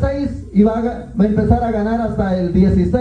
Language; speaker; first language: Spanish; native; Spanish